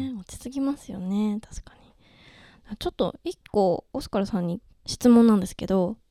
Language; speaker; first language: Japanese; native; Japanese